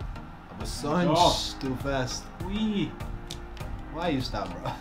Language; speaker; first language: English; non-native, learner; Arabic